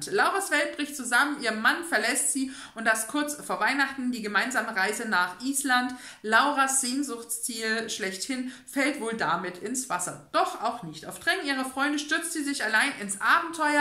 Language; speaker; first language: German; native; German